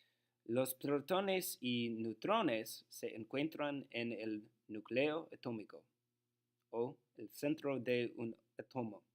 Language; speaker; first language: Spanish; non-native, learner; English